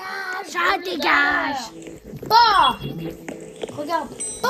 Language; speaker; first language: French; early bilingual, other home language; Portuguese